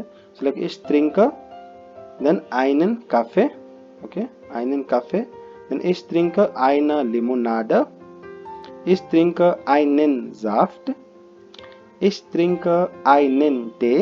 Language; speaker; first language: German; non-native, fluent; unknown